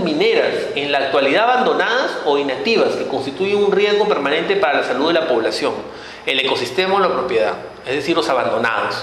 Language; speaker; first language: Spanish; native; Spanish